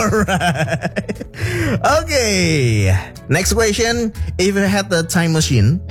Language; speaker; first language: English; non-native, fluent; Indonesian